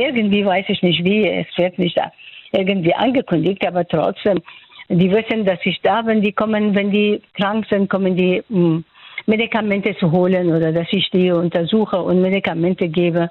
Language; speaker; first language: German; non-native, fluent; Persian